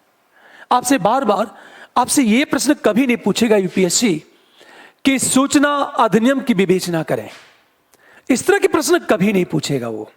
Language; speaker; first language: Hindi; native; Hindi